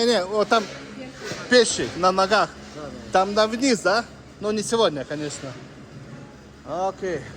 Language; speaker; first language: Russian; non-native, learner; Lithuanian